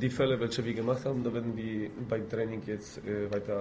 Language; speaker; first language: German; non-native, fluent; Polish